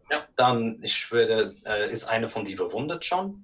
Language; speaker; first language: German; non-native, learner; English